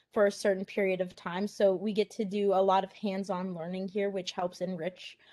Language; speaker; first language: English; native; English